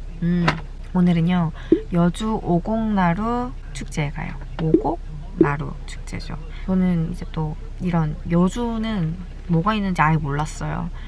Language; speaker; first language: Korean; native; Korean